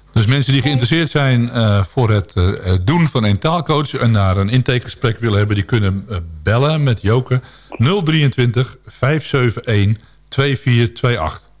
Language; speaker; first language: Dutch; native; Dutch